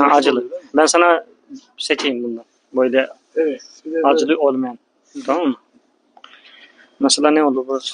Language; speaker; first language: Turkish; non-native, fluent; Hindi